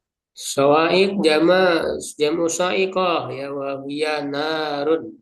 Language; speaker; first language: Arabic; non-native, fluent; Indonesian